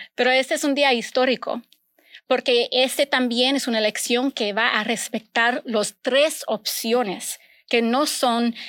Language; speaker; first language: Spanish; early bilingual, other home language; English